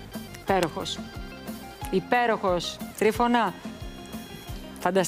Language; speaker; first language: Greek; native; Greek